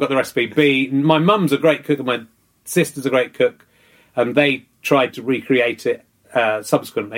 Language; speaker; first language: English; native; English